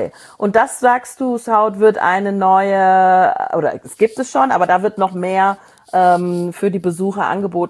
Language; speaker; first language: German; native; German